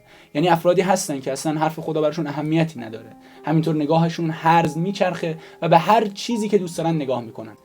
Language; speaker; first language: Persian; native; Persian